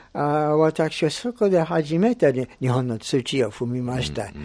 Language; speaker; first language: Japanese; non-native, fluent; English